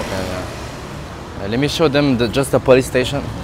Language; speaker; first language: English; non-native, learner; Arabic